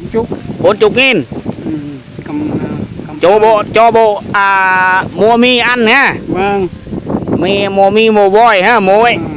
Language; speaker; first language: Vietnamese; non-native, local second language; Lao